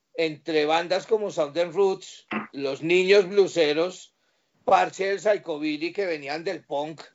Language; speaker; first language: Spanish; native; Spanish